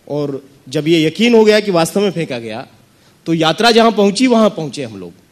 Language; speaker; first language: Hindi; native; Hindi